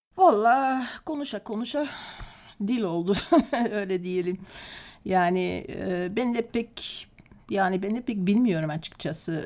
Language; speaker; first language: Turkish; non-native, fluent; Dutch